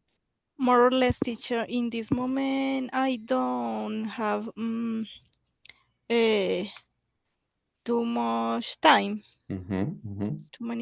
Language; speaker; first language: English; non-native, learner; Spanish